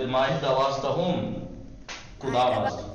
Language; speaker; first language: Persian; non-native, fluent; Urdu